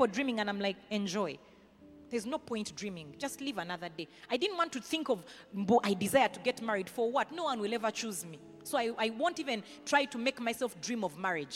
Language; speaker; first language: English; non-native, local second language; Nyankole